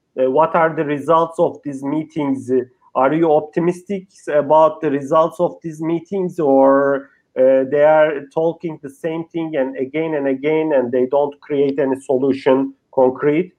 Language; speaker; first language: English; non-native, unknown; Turkish